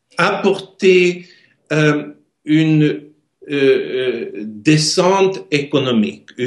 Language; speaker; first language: French; non-native, learner; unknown